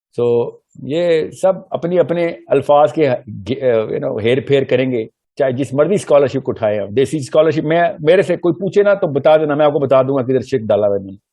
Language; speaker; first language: Urdu; early bilingual, heritage; Urdu